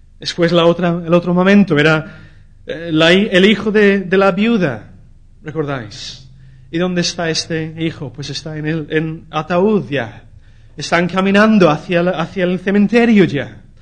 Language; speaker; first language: Spanish; non-native, fluent; English